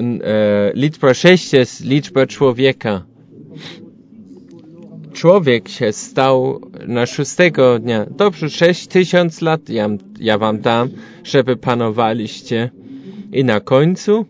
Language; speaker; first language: Polish; non-native, learner; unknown